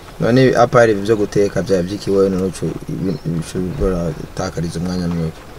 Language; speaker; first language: Rundi; native; Rundi